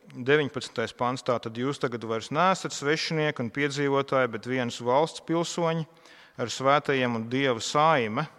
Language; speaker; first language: Latvian; non-native, local second language; Russian